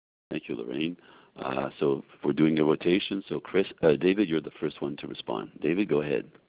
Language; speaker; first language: English; native; English